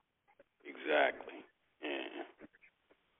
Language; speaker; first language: English; native; English